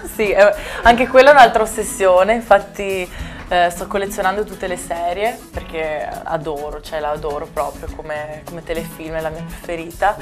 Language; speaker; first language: Italian; early bilingual, other home language; Albanian